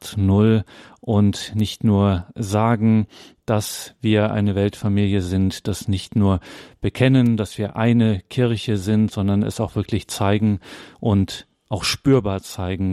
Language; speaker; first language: German; native; German